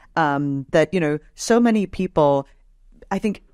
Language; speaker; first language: English; native; English